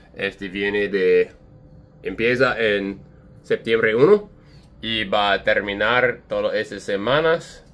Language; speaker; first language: Spanish; non-native, learner; English